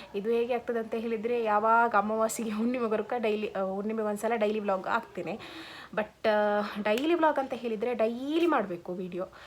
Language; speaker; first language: Kannada; non-native, local second language; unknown